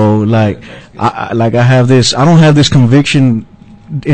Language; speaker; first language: English; native; English